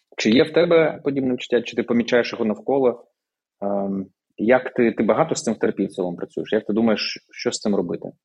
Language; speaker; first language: Ukrainian; native; Ukrainian